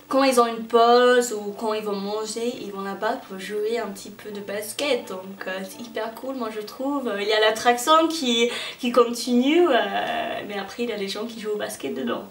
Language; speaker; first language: French; non-native, fluent; English